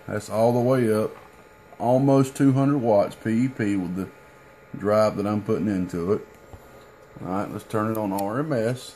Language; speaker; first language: English; native; English